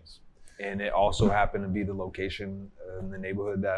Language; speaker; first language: English; native; English